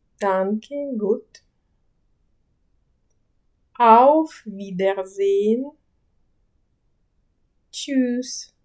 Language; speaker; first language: German; non-native, fluent; Ukrainian